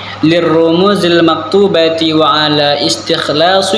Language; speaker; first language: Arabic; non-native, learner; Indonesian